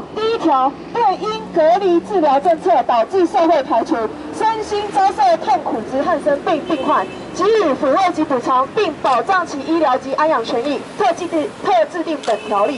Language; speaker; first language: Chinese; native; Chinese